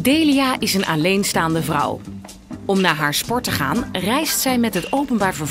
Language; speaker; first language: Dutch; native; Dutch